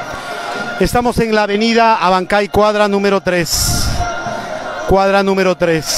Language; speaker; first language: Spanish; native; Spanish